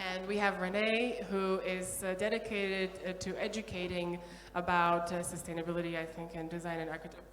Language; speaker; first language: English; non-native, fluent; Slovak